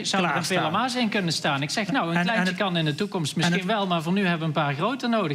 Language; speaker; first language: Dutch; native; Dutch